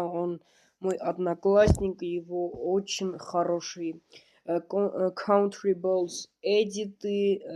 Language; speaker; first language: Russian; non-native, learner; Armenian